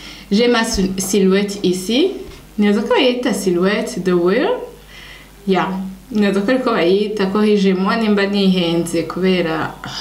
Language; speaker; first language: French; non-native, local second language; Rundi